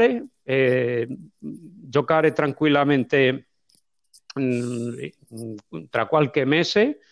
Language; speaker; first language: Italian; non-native, fluent; Spanish